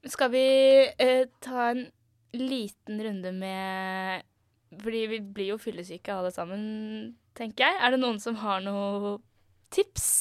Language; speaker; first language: Norwegian; native; Norwegian